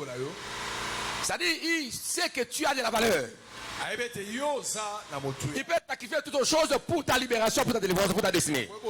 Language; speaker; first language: French; non-native, local second language; Lingala